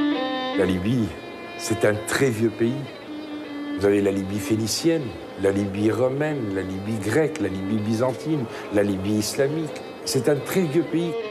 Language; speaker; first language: French; native; French